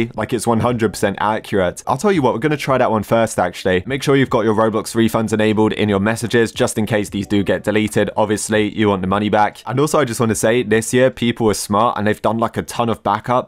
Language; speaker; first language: English; native; English